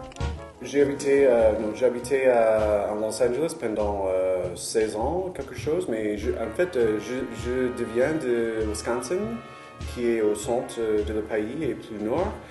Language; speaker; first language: French; non-native, fluent; English